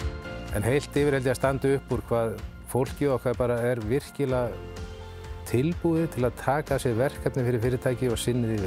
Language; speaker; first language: Icelandic; native; Icelandic